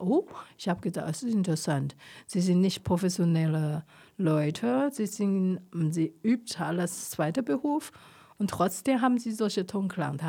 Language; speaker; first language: German; non-native, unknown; Chinese